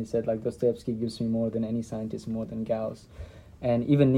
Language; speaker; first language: English; non-native, local second language; Nepali